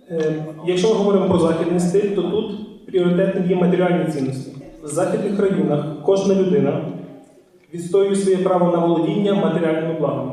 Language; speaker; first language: Ukrainian; native; Ukrainian